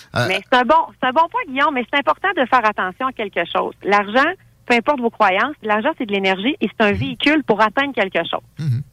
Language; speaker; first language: French; native; French